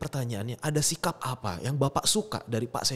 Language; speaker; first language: Indonesian; native; Indonesian